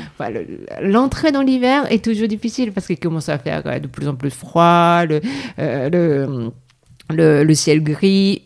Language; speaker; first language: French; non-native, fluent; Japanese